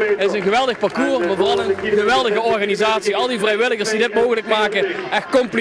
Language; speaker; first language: Dutch; native; Dutch